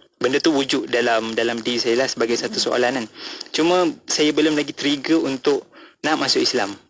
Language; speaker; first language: Malay; non-native, local second language; Tamil